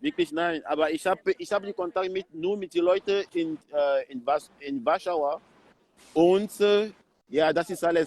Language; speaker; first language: German; non-native, learner; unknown